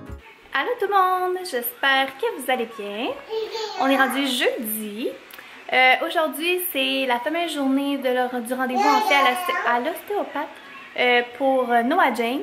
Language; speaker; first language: French; native; French